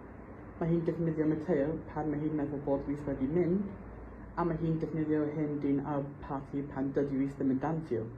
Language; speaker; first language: Welsh; non-native, local second language; English